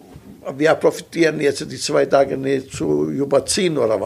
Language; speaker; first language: German; non-native, local second language; Italian